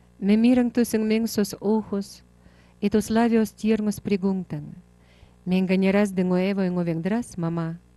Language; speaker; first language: Spanish; non-native, fluent; Russian